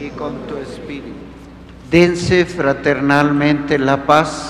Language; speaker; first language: Spanish; native; Spanish